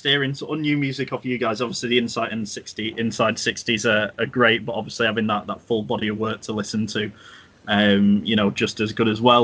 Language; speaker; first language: English; native; English